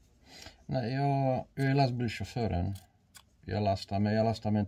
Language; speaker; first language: Swedish; non-native, learner; Romanian